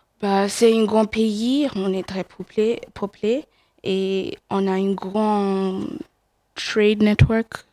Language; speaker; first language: French; non-native, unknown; English